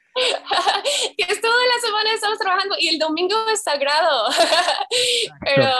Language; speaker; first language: Spanish; non-native, fluent; English